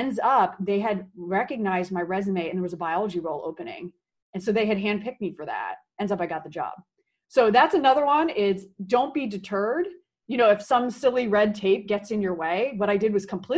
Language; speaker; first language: English; native; English